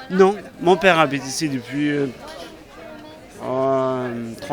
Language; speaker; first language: French; non-native, fluent; Swedish